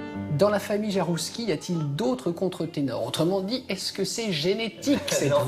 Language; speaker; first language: French; native; French